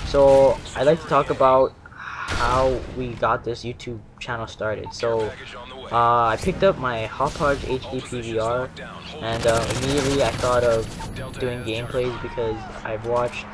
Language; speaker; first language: English; native; English